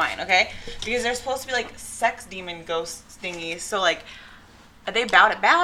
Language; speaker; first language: English; native; English